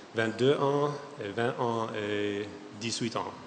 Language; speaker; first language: French; non-native, learner; English